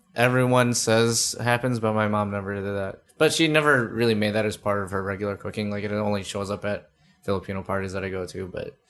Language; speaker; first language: English; early bilingual, other home language; Filipino